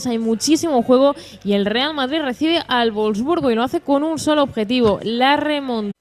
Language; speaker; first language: Spanish; native; Spanish